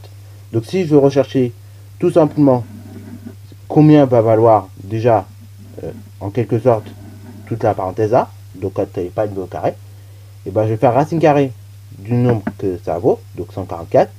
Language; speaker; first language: French; native; French